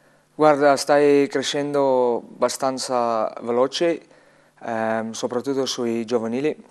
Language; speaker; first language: Italian; non-native, learner; Afrikaans